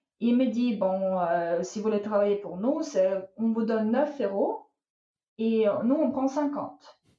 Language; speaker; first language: French; non-native, fluent; Russian